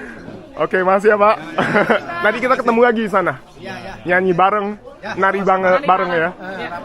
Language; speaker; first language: Indonesian; non-native, fluent; Chinese